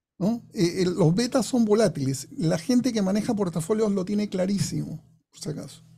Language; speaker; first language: Spanish; non-native, fluent; English